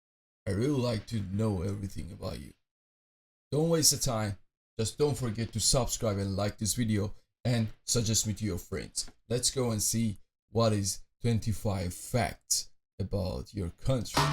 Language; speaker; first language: English; non-native, fluent; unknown